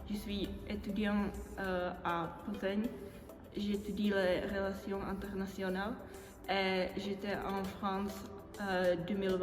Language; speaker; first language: French; non-native, fluent; Czech